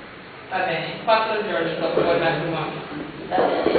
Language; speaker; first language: Italian; non-native, learner; English